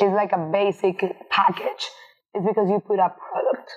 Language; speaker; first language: English; non-native, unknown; Spanish